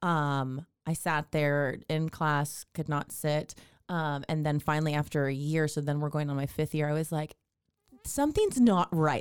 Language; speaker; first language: English; native; English